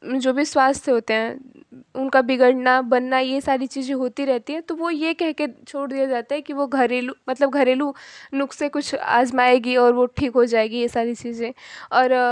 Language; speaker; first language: Hindi; native; Hindi